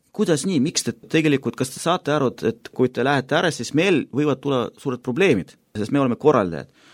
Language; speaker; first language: Estonian; non-native, local second language; Russian